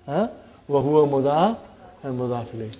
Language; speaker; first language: Arabic; non-native, fluent; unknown